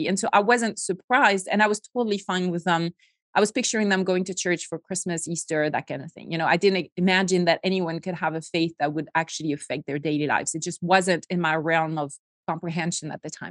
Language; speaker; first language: English; non-native, fluent; French